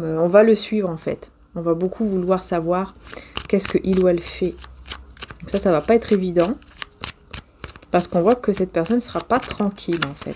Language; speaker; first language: French; native; French